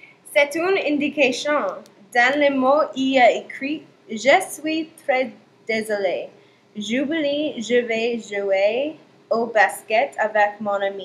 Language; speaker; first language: French; non-native, learner; English